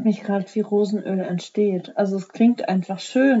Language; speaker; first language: German; native; German